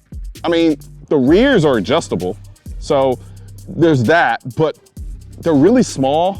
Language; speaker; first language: English; native; English